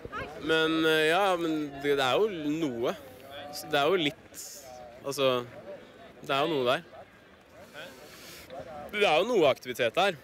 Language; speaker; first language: Norwegian; native; Norwegian